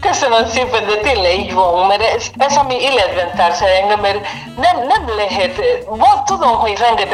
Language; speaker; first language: Hungarian; non-native, learner; Spanish